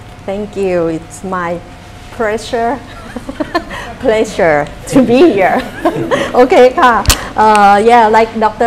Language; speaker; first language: English; non-native, fluent; Thai